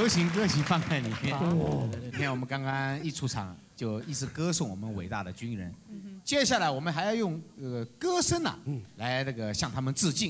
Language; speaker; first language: Chinese; native; Chinese